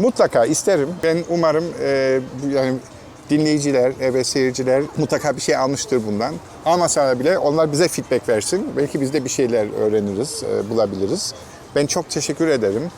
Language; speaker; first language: Turkish; non-native, fluent; German